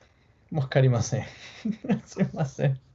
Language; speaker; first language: Japanese; non-native, learner; English